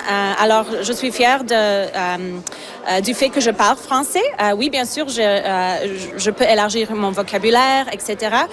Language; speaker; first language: French; non-native, fluent; Polish